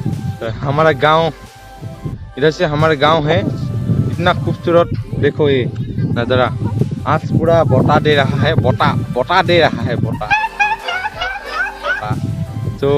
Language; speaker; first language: Hindi; non-native, local second language; Assamese